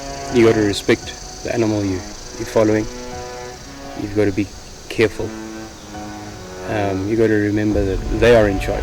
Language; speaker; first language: English; native; English